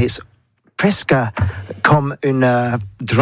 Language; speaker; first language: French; non-native, learner; English